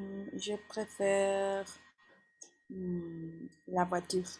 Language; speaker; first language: French; non-native, learner; Spanish